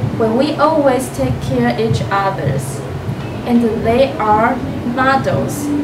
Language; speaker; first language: English; non-native, learner; Chinese